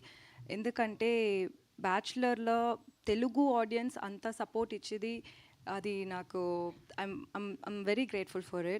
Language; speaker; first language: Telugu; non-native, learner; Tamil